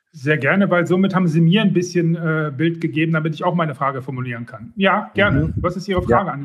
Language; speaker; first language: German; native; German